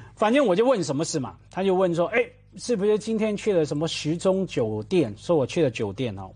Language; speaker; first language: Chinese; non-native, local second language; Cantonese